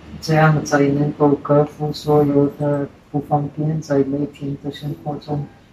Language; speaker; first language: Chinese; non-native, fluent; Czech